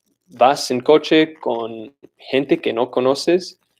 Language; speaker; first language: Spanish; non-native, fluent; English